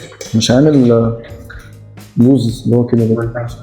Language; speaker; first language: Arabic; native; Arabic